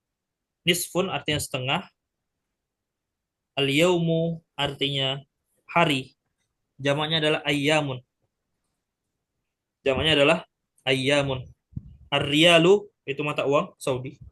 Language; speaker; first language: Indonesian; native; Indonesian